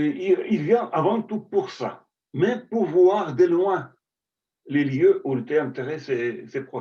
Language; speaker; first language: French; non-native, fluent; Russian